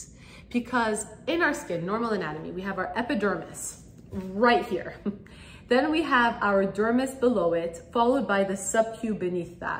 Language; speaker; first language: English; native; English